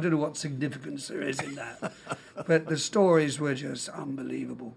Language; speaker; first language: English; native; English